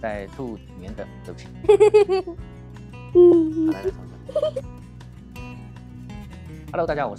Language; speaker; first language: Chinese; native; Chinese